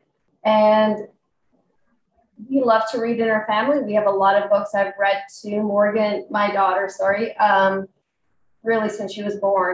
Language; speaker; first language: English; native; English